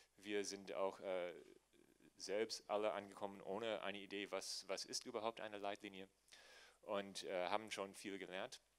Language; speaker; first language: German; non-native, fluent; English